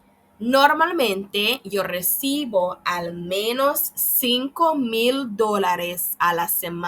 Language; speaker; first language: Spanish; non-native, learner; English